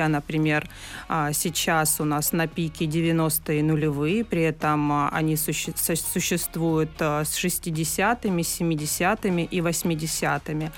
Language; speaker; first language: Russian; native; Russian